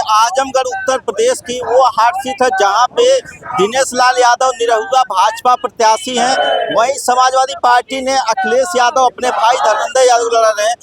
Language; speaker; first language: Hindi; native; Hindi